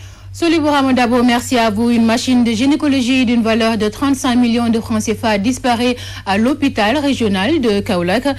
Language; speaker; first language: French; non-native, local second language; Wolof